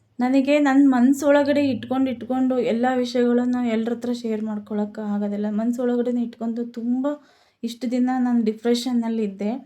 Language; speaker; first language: Kannada; native; Kannada